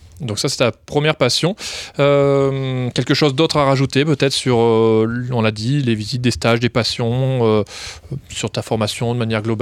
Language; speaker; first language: French; native; French